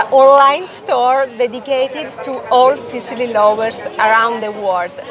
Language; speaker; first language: English; non-native, fluent; Italian